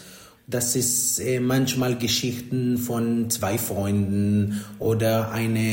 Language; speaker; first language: German; non-native, learner; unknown